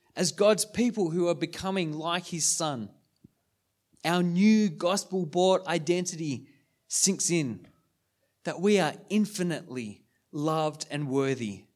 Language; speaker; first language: English; native; English